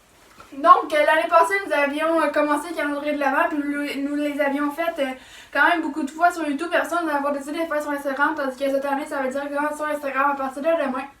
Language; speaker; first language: French; native; French